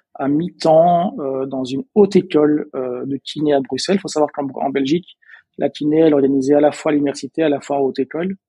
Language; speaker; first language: French; native; French